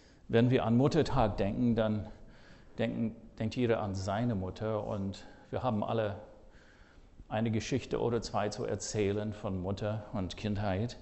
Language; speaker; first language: German; non-native, fluent; English